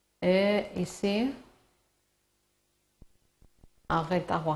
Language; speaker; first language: French; non-native, learner; Spanish